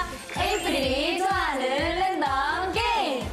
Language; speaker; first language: Korean; native; Korean